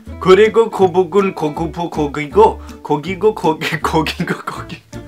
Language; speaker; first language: Korean; non-native, learner; English